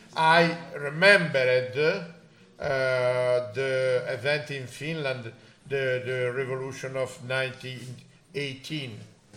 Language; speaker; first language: English; non-native, fluent; Italian